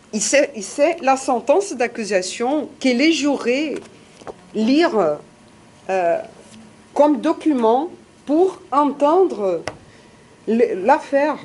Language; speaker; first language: French; non-native, fluent; Portuguese